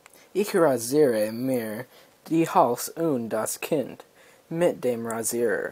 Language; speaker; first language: German; non-native, learner; English